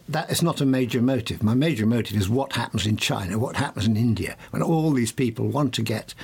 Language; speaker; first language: English; native; English